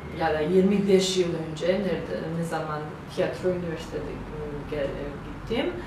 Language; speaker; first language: Turkish; non-native, learner; Georgian